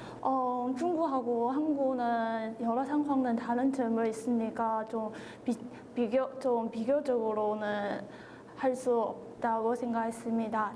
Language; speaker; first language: Korean; non-native, learner; Chinese